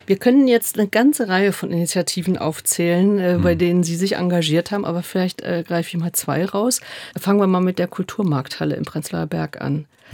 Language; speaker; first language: German; native; German